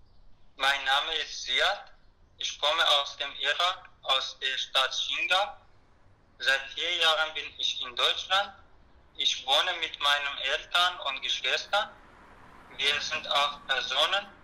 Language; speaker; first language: German; non-native, learner; Kurdish